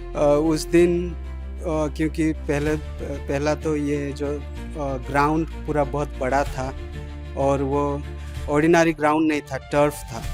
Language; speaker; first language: Hindi; non-native, local second language; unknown